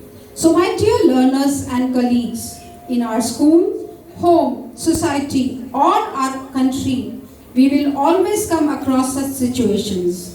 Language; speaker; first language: English; non-native, local second language; Marathi